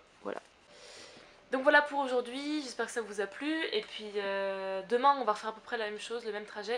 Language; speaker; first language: French; native; French